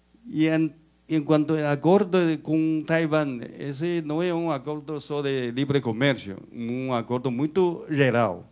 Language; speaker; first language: Spanish; non-native, fluent; Chinese